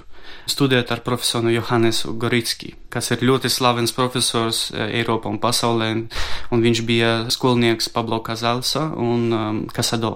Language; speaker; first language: Latvian; non-native, local second language; Russian